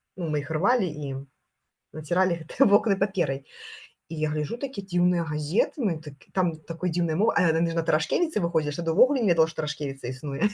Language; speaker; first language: Belarusian; non-native, local second language; Russian